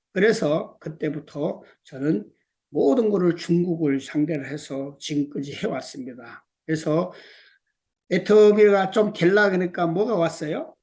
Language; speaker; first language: Korean; native; Korean